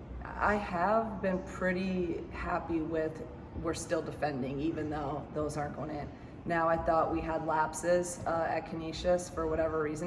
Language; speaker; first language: English; native; English